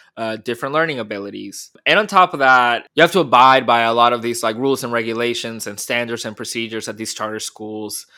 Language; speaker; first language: English; early bilingual, other home language; Spanish